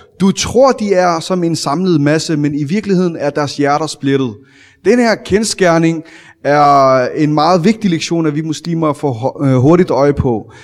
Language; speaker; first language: Danish; early bilingual, other home language; Arabic